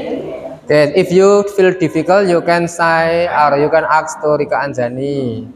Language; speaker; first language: English; non-native, fluent; Indonesian